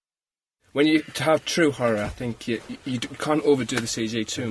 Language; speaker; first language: English; native; English